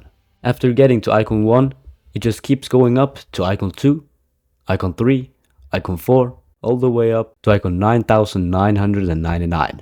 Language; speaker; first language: English; non-native, fluent; Norwegian